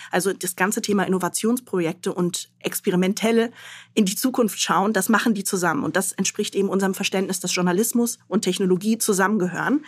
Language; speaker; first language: German; early bilingual, other home language; Arabic